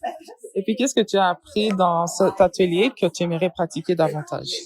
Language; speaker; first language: French; native; French